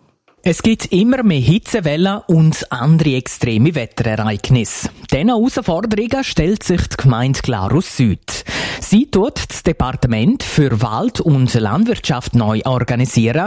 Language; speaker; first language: German; native; German